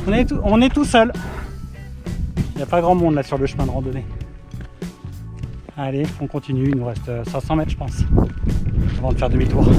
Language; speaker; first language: French; native; French